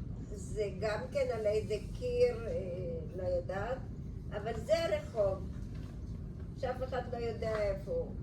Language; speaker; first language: Hebrew; early bilingual, other home language; Bulgarian